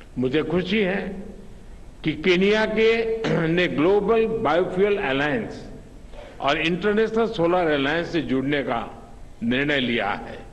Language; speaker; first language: Hindi; non-native, local second language; Gujarati